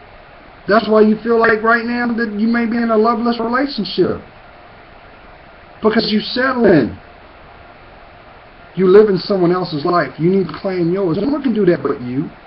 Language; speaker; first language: English; native; English